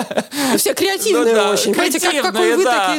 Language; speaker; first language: Russian; native; Russian